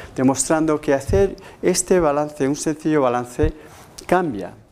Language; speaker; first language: Spanish; native; Spanish